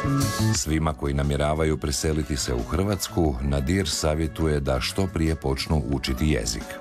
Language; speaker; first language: Serbian; native; Serbian